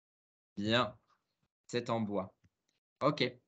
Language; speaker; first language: French; non-native, fluent; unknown